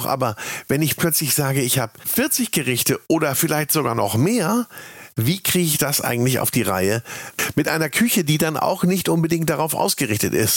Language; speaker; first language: German; native; German